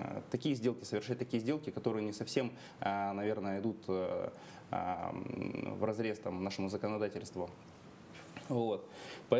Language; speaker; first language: Russian; native; Russian